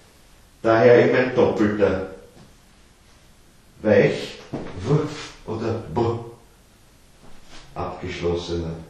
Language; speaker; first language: German; native; German